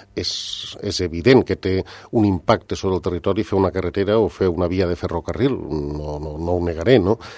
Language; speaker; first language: Catalan; native; Catalan